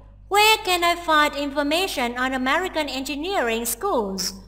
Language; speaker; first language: English; non-native, fluent; Vietnamese